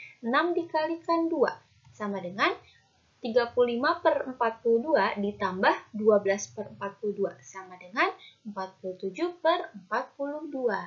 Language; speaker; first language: Indonesian; native; Indonesian